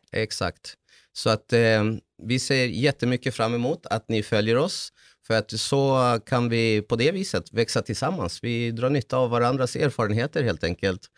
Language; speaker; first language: Swedish; early bilingual, other home language; Spanish